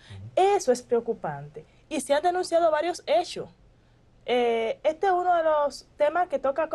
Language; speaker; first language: Spanish; native; Spanish